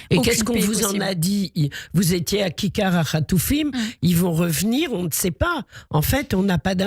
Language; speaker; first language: French; native; French